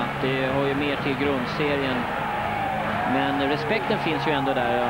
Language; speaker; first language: Swedish; native; Swedish